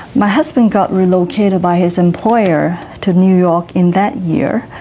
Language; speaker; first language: English; non-native, local second language; Cantonese